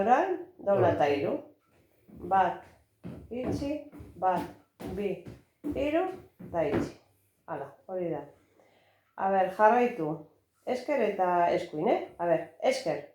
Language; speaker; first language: Basque; non-native, local second language; Spanish